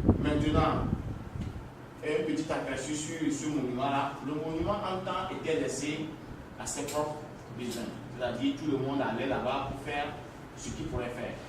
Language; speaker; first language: French; non-native, local second language; Ewe